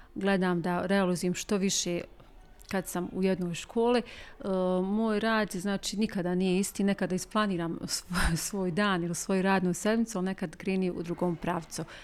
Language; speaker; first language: Croatian; native; Croatian